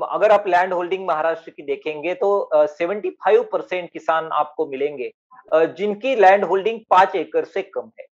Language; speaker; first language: Hindi; non-native, local second language; Marathi